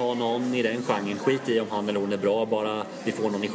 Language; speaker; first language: Swedish; native; Swedish